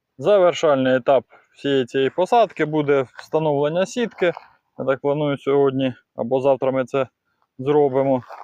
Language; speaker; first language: Ukrainian; non-native, local second language; Russian